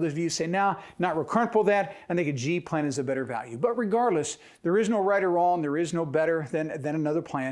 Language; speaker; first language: English; native; English